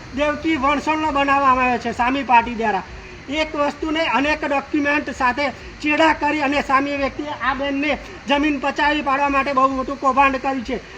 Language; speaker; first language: Gujarati; native; Gujarati